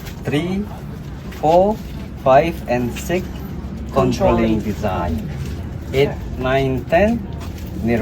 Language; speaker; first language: English; non-native, learner; Indonesian